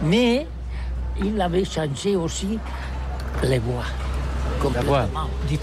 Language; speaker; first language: French; non-native, learner; Catalan